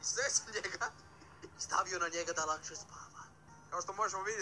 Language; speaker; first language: Bosnian; native; Bosnian